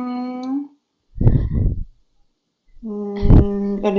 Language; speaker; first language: English; non-native, learner; Chinese